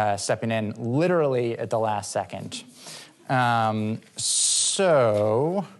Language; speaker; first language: English; native; English